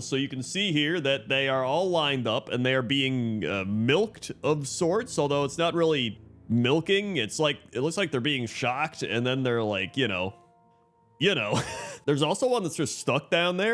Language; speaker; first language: English; native; English